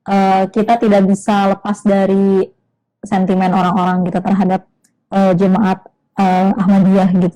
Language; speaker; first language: Indonesian; native; Indonesian